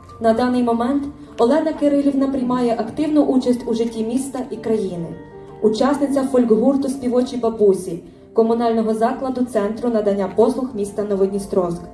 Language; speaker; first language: Ukrainian; native; Ukrainian